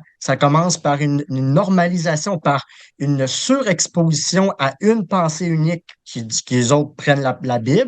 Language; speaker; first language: French; native; French